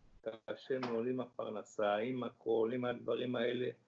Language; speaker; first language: Hebrew; early bilingual, other home language; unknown